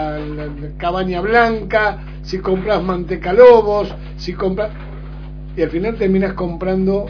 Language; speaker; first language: Spanish; native; Spanish